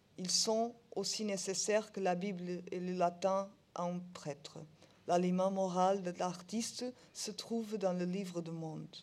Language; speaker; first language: French; non-native, learner; Portuguese